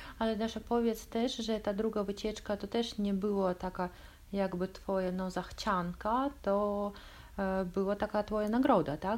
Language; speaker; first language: Polish; non-native, fluent; Russian